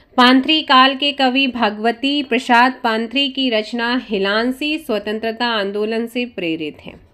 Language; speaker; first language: Hindi; native; Hindi